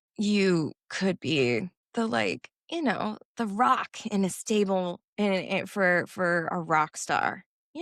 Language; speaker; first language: English; native; English